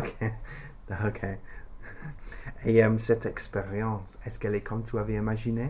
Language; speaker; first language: French; non-native, fluent; English